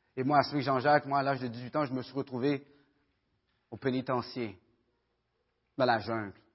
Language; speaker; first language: French; early bilingual, other home language; Haitian Creole